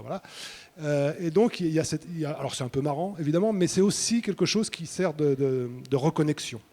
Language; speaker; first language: French; native; French